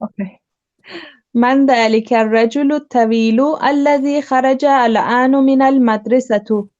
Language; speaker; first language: Arabic; non-native, learner; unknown